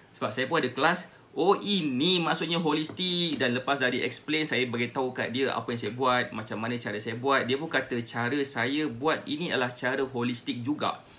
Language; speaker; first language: Malay; native; Malay